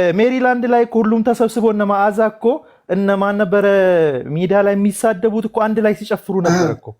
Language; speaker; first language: Amharic; non-native, local second language; Oromo